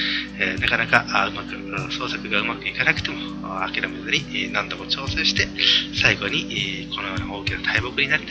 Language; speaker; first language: Japanese; native; Japanese